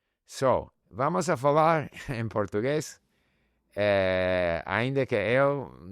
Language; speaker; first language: Portuguese; non-native, learner; English